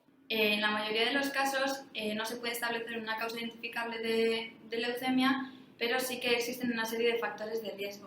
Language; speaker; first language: Spanish; native; Spanish